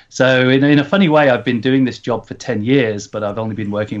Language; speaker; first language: English; native; English